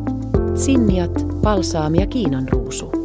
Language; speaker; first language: Finnish; native; Finnish